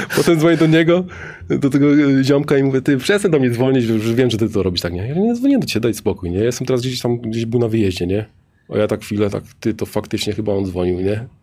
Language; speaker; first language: Polish; native; Polish